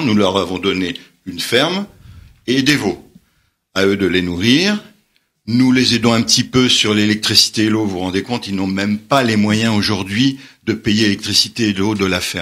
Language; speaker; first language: French; native; French